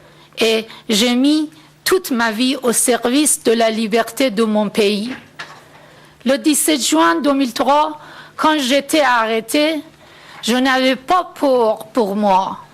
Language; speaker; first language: French; non-native, fluent; Persian